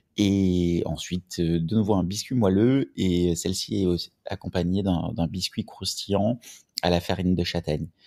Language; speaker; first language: French; native; French